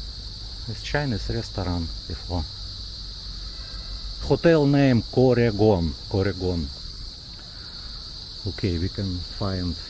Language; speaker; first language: English; non-native, learner; Russian